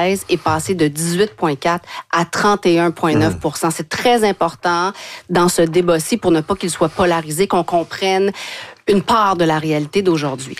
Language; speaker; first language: French; native; French